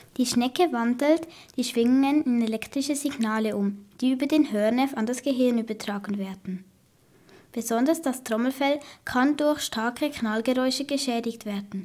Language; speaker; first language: German; native; German